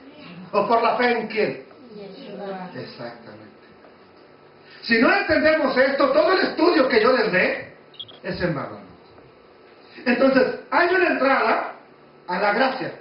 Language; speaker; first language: Spanish; native; Spanish